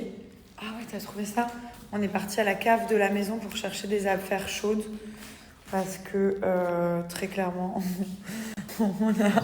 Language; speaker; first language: French; native; French